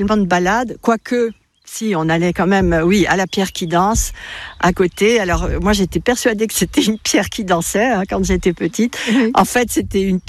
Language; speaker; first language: French; native; French